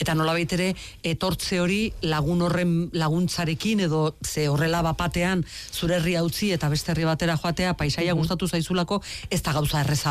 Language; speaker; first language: Basque; native; Basque